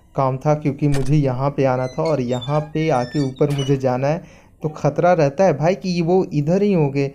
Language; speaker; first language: Hindi; native; Hindi